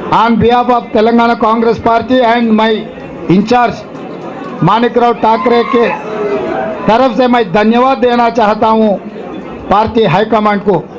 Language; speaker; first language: Hindi; non-native, local second language; Telugu